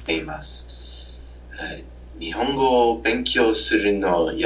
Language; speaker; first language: Japanese; non-native, learner; English